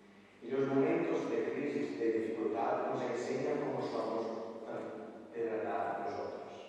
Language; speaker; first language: Spanish; non-native, fluent; Italian